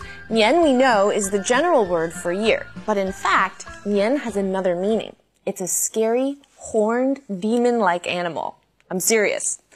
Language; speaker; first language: English; native; English